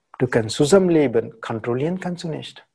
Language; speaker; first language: German; non-native, learner; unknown